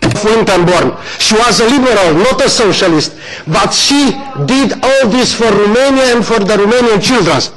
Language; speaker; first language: English; non-native, fluent; Romanian